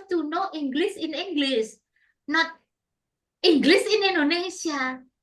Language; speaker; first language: English; non-native, fluent; Indonesian